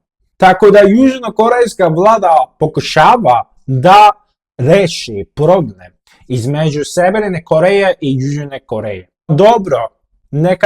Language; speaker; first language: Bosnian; non-native, fluent; Korean